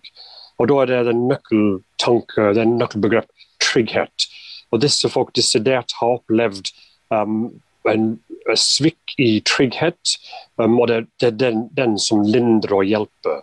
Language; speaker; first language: Norwegian; non-native, fluent; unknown